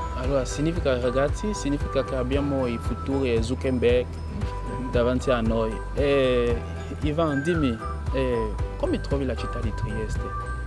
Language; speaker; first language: Italian; non-native, fluent; French